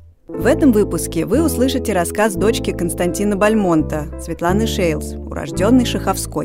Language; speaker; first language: Russian; native; Russian